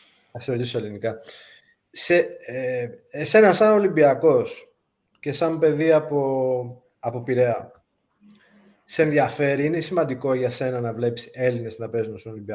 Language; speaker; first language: Greek; early bilingual, heritage; Greek